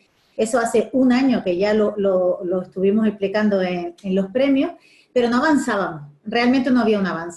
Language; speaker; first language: Spanish; native; Spanish